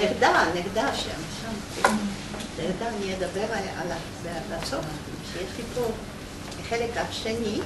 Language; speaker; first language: Hebrew; non-native, fluent; Polish